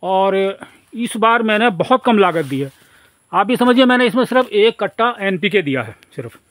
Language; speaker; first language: Hindi; native; Hindi